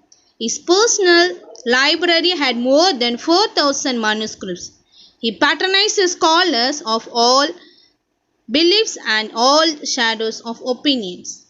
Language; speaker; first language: English; non-native, local second language; Tamil